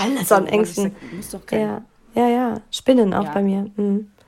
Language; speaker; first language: German; native; German